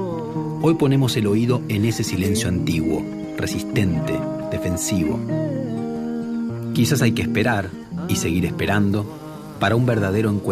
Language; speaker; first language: Spanish; native; Spanish